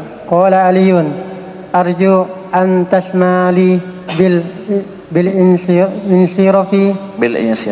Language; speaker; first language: Arabic; non-native, learner; Indonesian